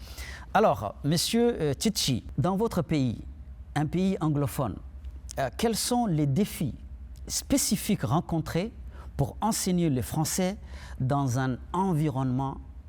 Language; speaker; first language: French; non-native, local second language; Somali